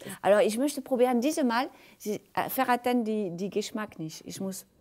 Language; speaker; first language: German; non-native, fluent; French